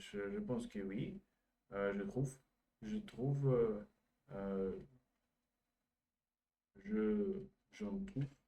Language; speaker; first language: French; non-native, learner; Russian